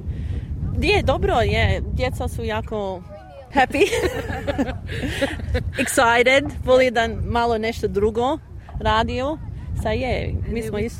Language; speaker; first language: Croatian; early bilingual, heritage; English